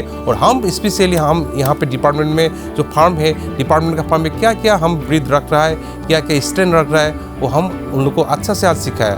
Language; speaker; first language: Hindi; non-native, local second language; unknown